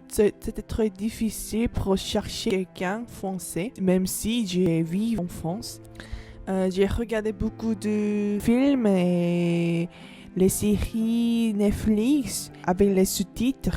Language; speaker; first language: French; non-native, learner; Korean